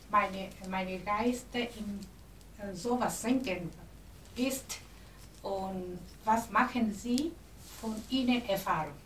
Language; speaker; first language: German; non-native, learner; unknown